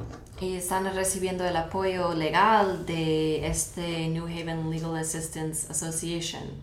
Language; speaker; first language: Spanish; non-native, fluent; English